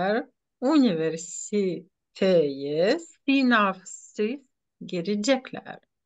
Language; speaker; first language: Turkish; non-native, fluent; Ukrainian